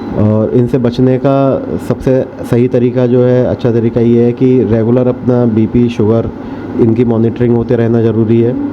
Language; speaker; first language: Hindi; native; Hindi